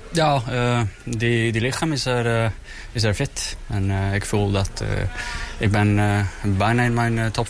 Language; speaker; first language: Dutch; non-native, learner; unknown